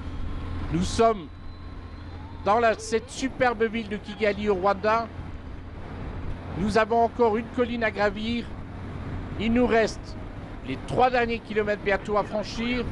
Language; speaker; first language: French; native; French